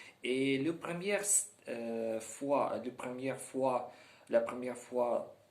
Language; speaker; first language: French; non-native, learner; Ukrainian